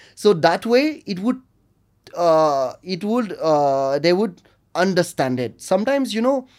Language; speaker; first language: English; non-native, fluent; French